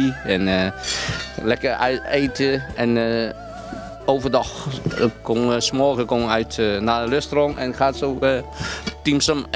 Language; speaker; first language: Dutch; non-native, learner; Cantonese